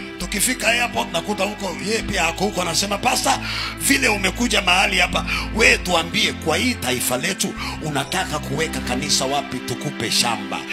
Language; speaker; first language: Swahili; native; Swahili